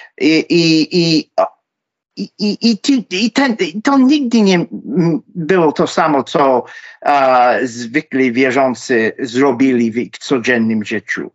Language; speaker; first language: Polish; non-native, fluent; English